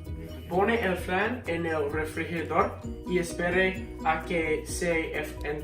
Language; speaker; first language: Spanish; non-native, learner; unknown